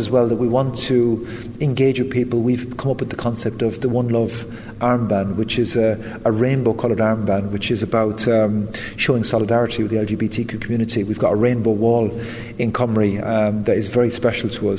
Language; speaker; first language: English; native; English